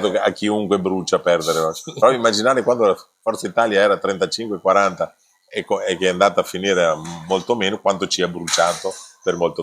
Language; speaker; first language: Italian; native; Italian